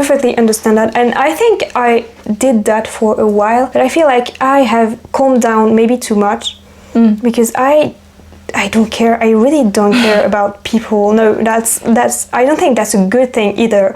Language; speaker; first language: English; non-native, fluent; French